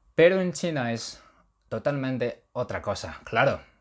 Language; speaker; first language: Spanish; non-native, fluent; Chinese